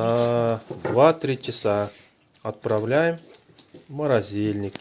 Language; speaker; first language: Russian; non-native, local second language; Kyrgyz